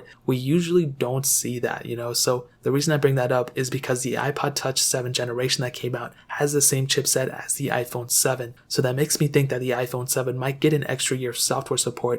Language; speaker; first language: English; native; English